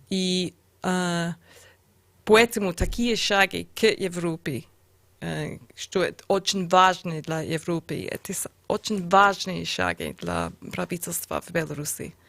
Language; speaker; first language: Russian; non-native, learner; English